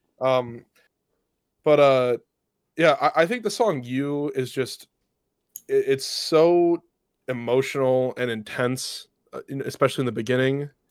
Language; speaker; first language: English; native; English